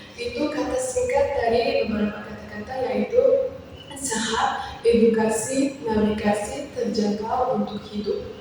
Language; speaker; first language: Indonesian; non-native, learner; Uzbek